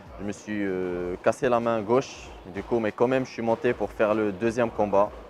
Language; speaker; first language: French; non-native, local second language; Arabic